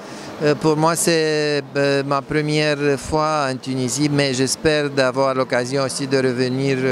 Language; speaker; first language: French; non-native, fluent; Romanian